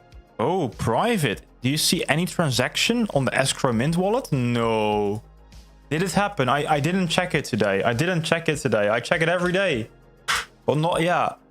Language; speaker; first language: English; non-native, fluent; Dutch